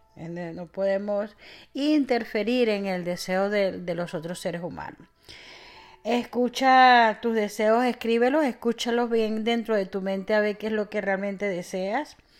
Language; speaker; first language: Spanish; native; Spanish